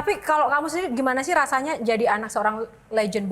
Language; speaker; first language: Indonesian; native; Indonesian